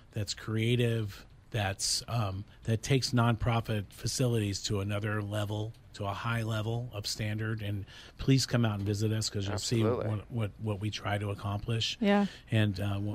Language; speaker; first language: English; native; English